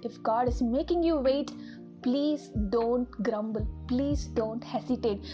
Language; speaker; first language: English; non-native, local second language; Tamil